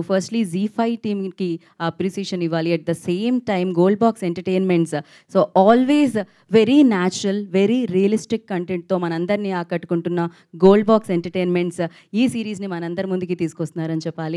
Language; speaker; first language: Telugu; native; Telugu